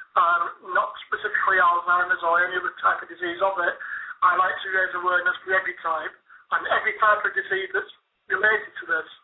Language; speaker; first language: English; native; English